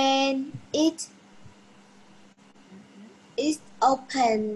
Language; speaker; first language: English; non-native, learner; Vietnamese